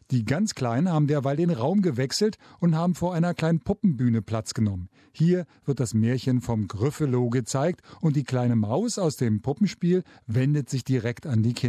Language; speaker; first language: German; native; German